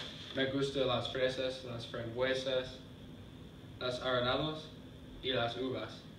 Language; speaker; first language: Spanish; non-native, learner; English